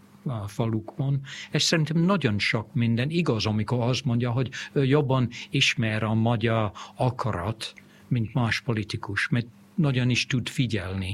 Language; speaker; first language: Hungarian; non-native, fluent; English